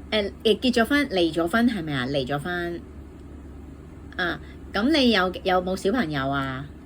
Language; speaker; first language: Cantonese; native; Cantonese